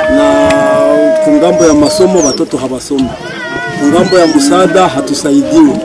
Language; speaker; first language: Swahili; non-native, local second language; Kinyarwanda